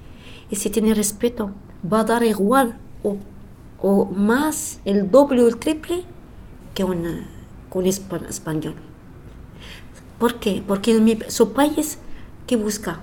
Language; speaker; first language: Spanish; non-native, fluent; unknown